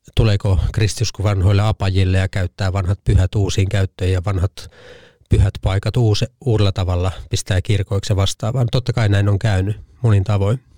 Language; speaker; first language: Finnish; native; Finnish